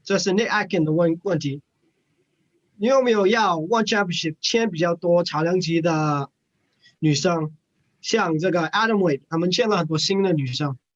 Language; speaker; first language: Chinese; non-native, fluent; English